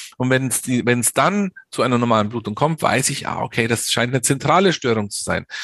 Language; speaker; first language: German; early bilingual, other home language; Italian